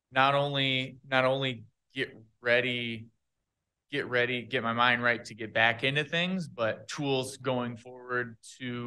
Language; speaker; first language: English; native; English